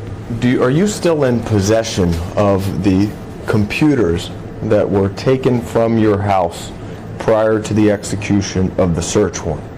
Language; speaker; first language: English; native; English